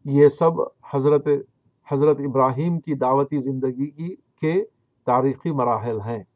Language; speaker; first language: Urdu; native; Urdu